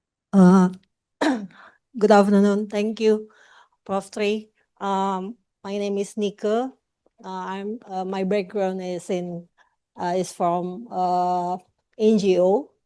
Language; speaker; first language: English; non-native, local second language; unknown